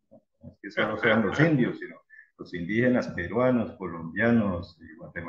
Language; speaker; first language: Spanish; native; Spanish